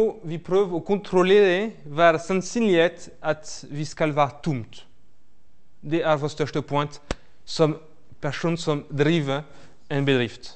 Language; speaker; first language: Norwegian; non-native, fluent; French